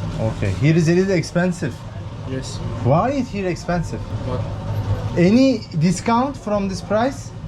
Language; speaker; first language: English; non-native, learner; Turkish